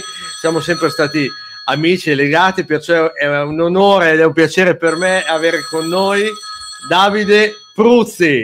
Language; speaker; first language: Italian; native; Italian